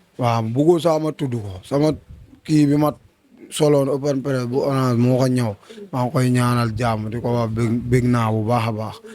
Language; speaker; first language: Wolof; native; Wolof